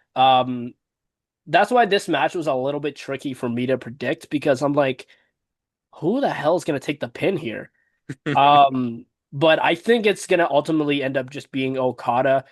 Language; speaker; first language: English; native; English